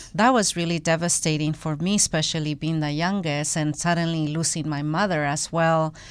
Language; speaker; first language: English; non-native, fluent; Spanish